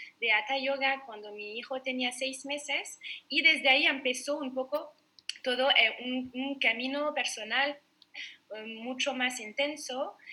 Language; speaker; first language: Spanish; non-native, fluent; French